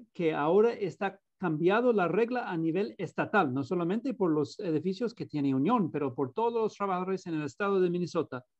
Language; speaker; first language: Spanish; non-native, fluent; English